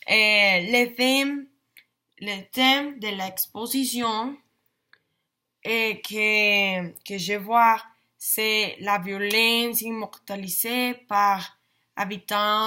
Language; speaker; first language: French; non-native, learner; Spanish